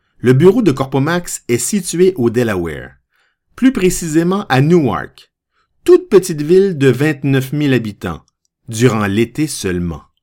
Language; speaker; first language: French; native; French